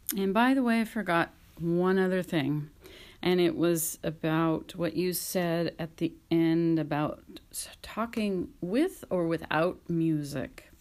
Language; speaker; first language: English; native; English